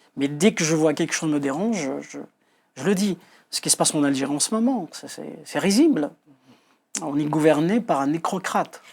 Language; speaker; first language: French; non-native, local second language; Kabyle